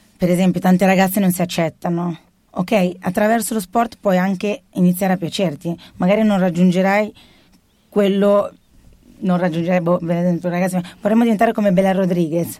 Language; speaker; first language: Italian; early bilingual, other home language; Arabic